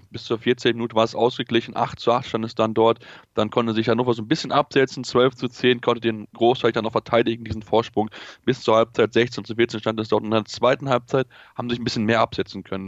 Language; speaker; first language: German; native; German